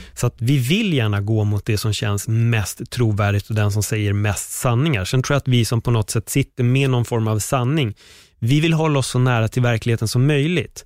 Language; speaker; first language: Swedish; native; Swedish